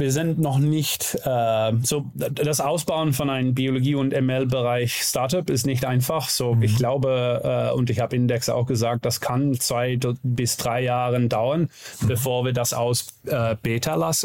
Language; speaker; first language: German; non-native, learner; Dutch